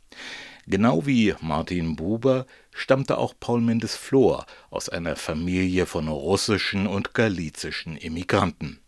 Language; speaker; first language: German; native; German